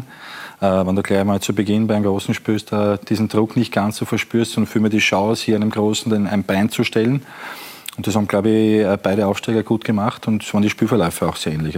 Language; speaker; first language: German; native; German